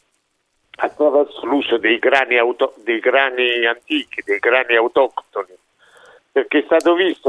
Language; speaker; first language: Italian; native; Italian